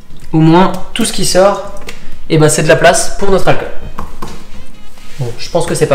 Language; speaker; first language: French; native; French